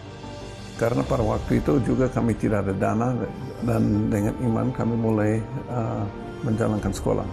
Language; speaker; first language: Indonesian; non-native, fluent; English